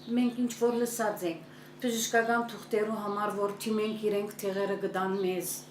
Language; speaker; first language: Armenian; early bilingual, heritage; Armenian